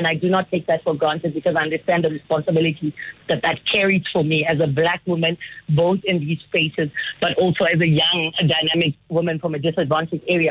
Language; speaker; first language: English; non-native, local second language; Northern Sotho